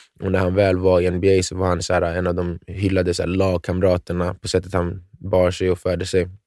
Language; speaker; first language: Swedish; native; Swedish